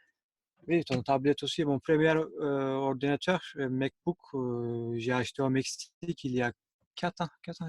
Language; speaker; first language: French; non-native, learner; Turkish